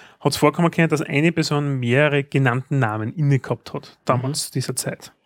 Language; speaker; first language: German; native; German